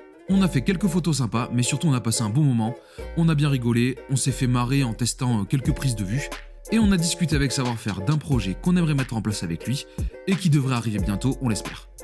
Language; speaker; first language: French; native; French